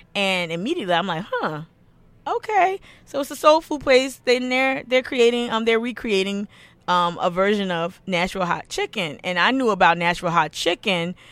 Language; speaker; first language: English; native; English